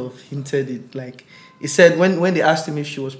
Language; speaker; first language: English; non-native, local second language; Yoruba